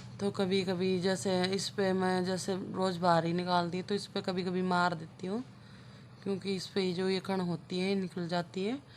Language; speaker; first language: Hindi; native; Hindi